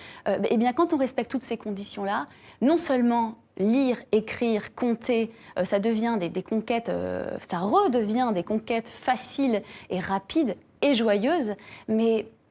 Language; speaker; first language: French; native; French